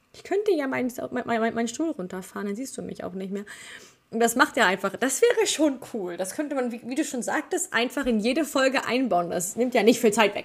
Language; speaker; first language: German; native; German